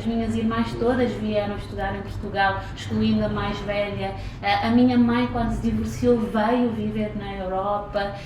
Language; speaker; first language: Portuguese; non-native, local second language; Kabuverdianu